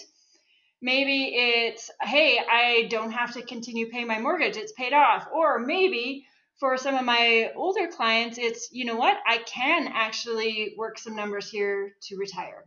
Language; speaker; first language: English; native; English